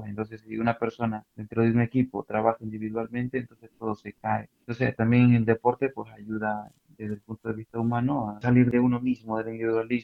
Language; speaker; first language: Spanish; native; Spanish